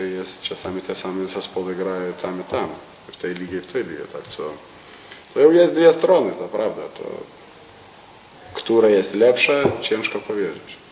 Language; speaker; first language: Polish; non-native, learner; Lithuanian